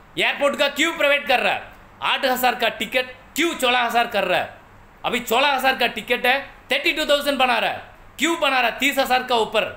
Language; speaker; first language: Hindi; non-native, local second language; Tamil